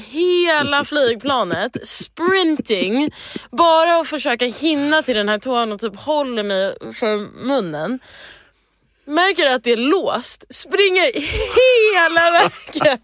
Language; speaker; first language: Swedish; early bilingual, heritage; English